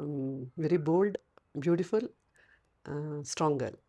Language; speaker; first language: Kannada; native; Kannada